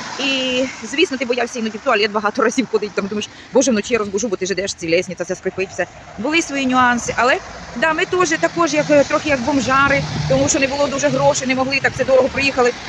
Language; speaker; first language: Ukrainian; native; Ukrainian